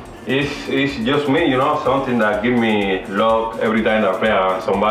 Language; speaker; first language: English; non-native, learner; Spanish